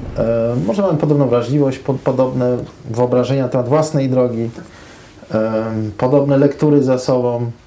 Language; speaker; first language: Polish; early bilingual, heritage; Polish